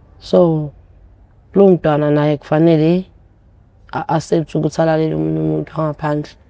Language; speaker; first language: Zulu; early bilingual, other home language; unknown